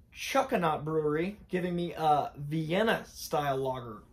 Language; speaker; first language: English; native; English